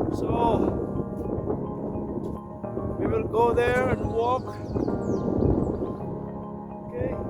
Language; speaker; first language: English; non-native, learner; Thai